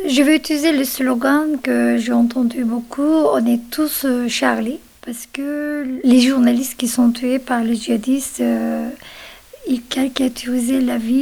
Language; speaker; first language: French; non-native, fluent; Kurdish